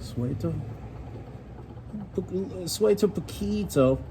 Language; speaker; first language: Spanish; non-native, learner; English